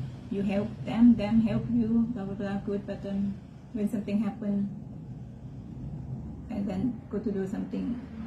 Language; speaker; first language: English; non-native, learner; Thai